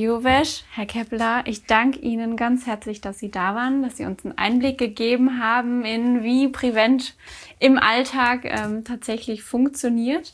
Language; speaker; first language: German; native; German